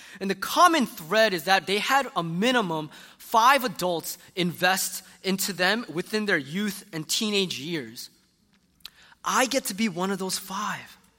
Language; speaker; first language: English; early bilingual, other home language; Korean